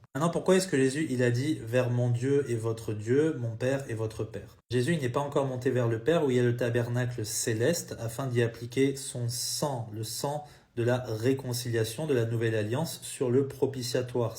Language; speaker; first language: French; native; French